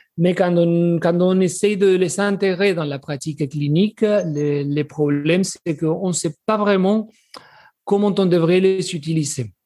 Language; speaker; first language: French; non-native, fluent; Spanish